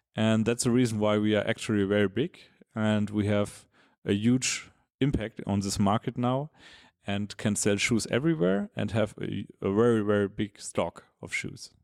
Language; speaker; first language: English; non-native, fluent; German